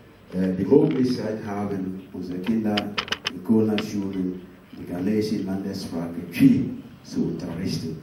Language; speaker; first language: German; non-native, fluent; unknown